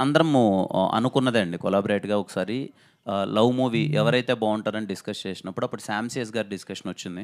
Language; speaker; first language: Telugu; native; Telugu